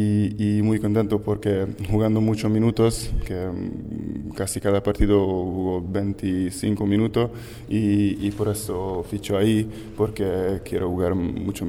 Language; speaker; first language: Spanish; non-native, learner; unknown